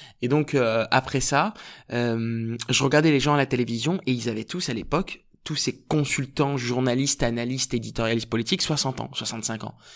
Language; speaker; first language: French; early bilingual, other home language; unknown